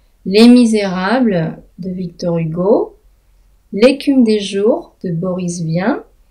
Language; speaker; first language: French; native; French